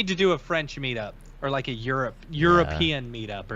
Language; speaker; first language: English; native; English